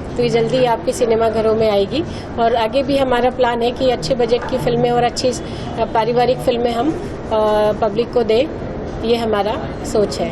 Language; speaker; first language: Hindi; non-native, local second language; Bhojpuri